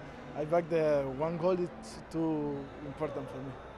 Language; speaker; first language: English; non-native, learner; Spanish